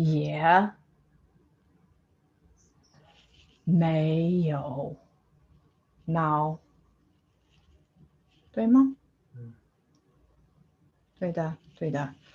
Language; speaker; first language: Chinese; non-native, fluent; English